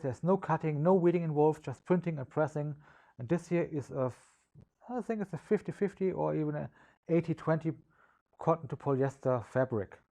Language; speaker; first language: English; non-native, fluent; German